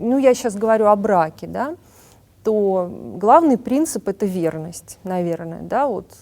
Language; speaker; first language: Russian; native; Russian